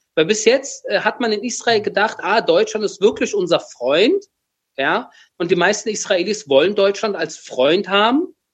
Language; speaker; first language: German; early bilingual, other home language; Persian